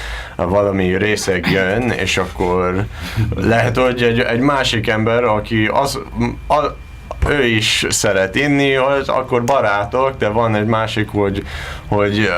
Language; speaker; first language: Hungarian; non-native, learner; English